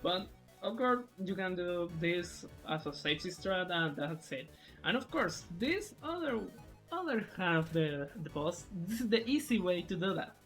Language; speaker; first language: English; non-native, fluent; Spanish